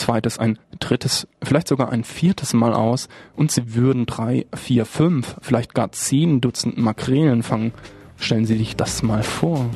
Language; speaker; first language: German; native; German